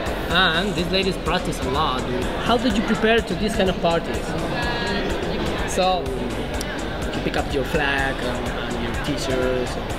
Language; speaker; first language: English; non-native, learner; Spanish